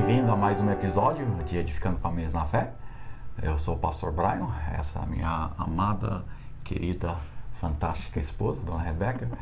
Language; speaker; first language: Portuguese; non-native, fluent; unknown